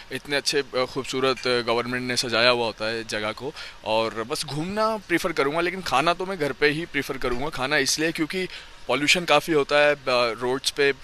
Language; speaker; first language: Hindi; native; Hindi